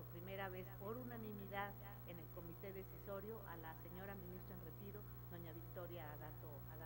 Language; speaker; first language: Spanish; native; Spanish